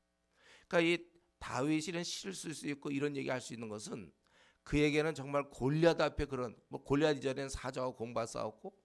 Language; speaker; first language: Korean; native; Korean